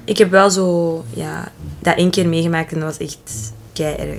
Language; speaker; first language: Dutch; native; Dutch